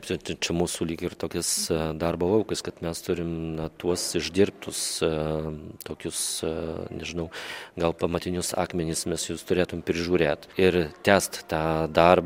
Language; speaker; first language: Lithuanian; native; Lithuanian